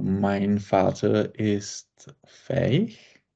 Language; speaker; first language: German; non-native, learner; Czech